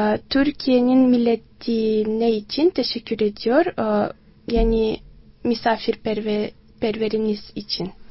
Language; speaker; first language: Turkish; non-native, learner; Tajik